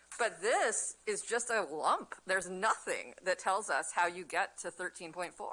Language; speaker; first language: English; native; English